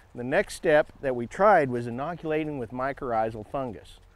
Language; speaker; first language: English; native; English